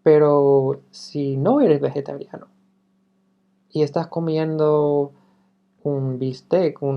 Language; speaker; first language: Spanish; non-native, fluent; English